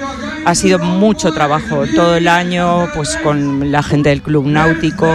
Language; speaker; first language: Spanish; native; Spanish